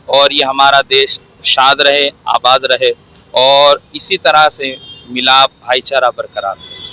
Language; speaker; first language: Urdu; native; Urdu